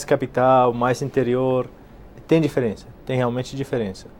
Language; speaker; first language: Portuguese; non-native, fluent; Arabic